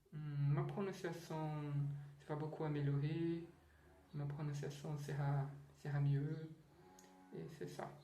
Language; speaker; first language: French; non-native, learner; Portuguese